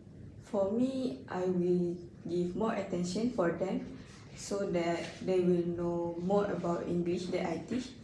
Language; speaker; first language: English; non-native, learner; Malay